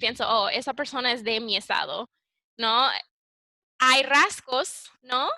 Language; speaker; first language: Spanish; early bilingual, heritage; English